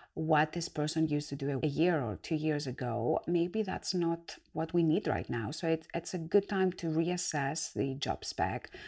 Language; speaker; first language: English; non-native, fluent; Greek